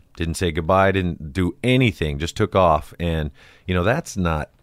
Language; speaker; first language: English; native; English